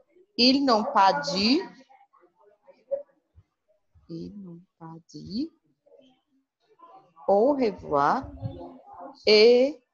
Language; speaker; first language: French; non-native, learner; Portuguese